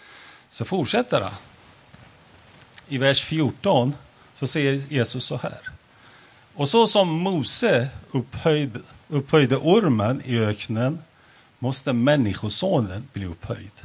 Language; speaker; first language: Swedish; non-native, fluent; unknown